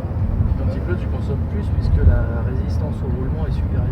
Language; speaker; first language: French; native; French